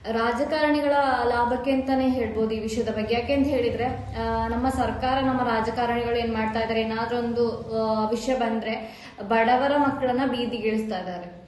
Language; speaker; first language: Kannada; non-native, local second language; Malayalam